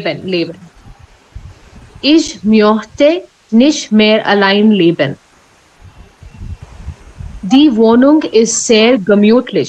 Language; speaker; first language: German; non-native, learner; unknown